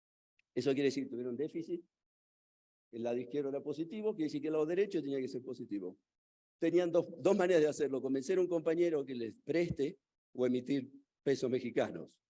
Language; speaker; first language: Spanish; native; Spanish